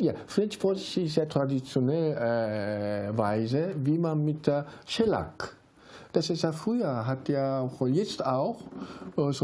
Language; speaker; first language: German; non-native, learner; Japanese